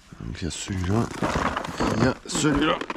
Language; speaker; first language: French; native; French